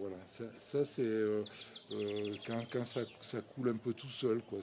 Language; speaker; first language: French; native; French